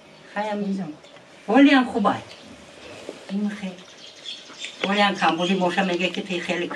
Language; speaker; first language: Persian; non-native, learner; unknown